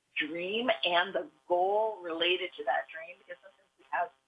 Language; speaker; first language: English; native; English